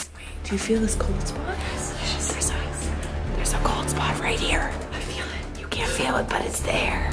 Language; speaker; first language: English; native; English